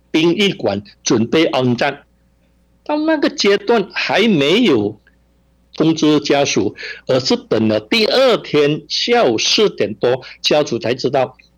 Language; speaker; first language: Chinese; non-native, local second language; Min Nan Chinese